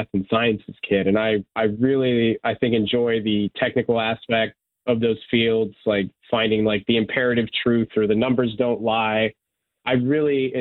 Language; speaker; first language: English; non-native, local second language; Serbian